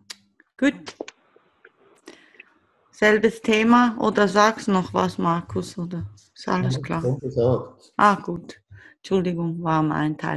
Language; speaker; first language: German; native; German